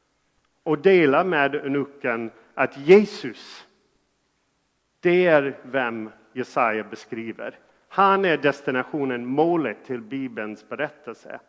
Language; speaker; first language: Swedish; non-native, fluent; English